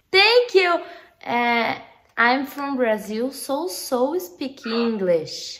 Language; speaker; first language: English; non-native, learner; Portuguese